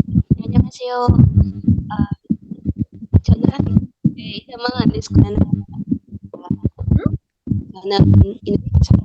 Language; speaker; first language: Korean; non-native, learner; Indonesian